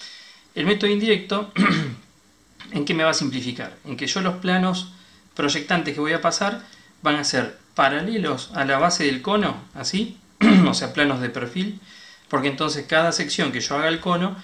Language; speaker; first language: Spanish; native; Spanish